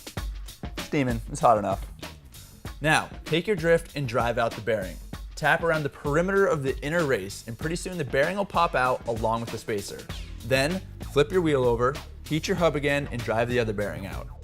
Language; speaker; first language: English; native; English